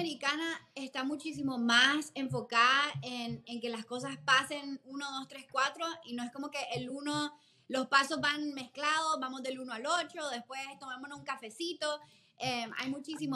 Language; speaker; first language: Spanish; native; Spanish